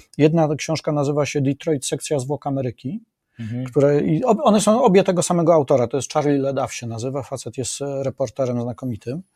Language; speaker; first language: Polish; native; Polish